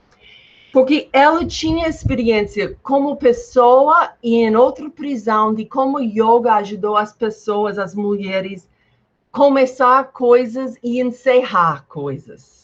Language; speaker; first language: Portuguese; non-native, fluent; English